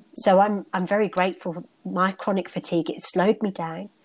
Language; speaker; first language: English; native; English